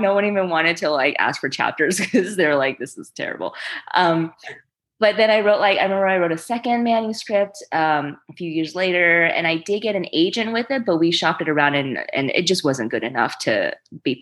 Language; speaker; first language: English; early bilingual, other home language; Chinese